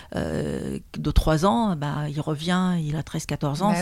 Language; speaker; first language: French; non-native, local second language; Arabic